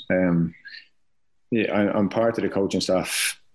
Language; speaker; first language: English; native; English